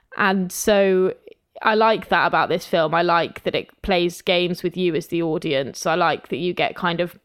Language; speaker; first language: English; native; English